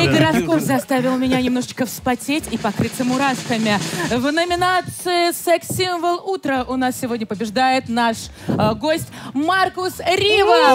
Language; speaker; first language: Russian; native; Russian